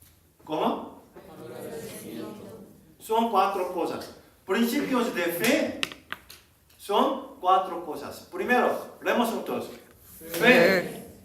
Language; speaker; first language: Spanish; non-native, learner; Korean